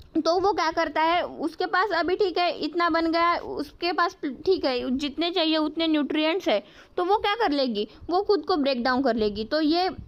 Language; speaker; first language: Hindi; non-native, local second language; Marathi